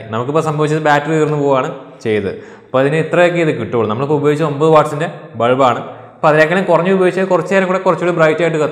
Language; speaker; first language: Malayalam; native; Malayalam